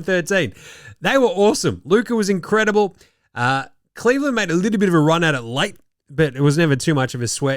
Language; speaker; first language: English; native; English